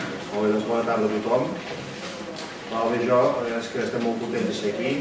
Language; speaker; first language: Catalan; native; Catalan